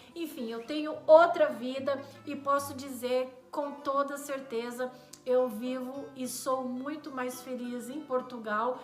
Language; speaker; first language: Portuguese; native; Portuguese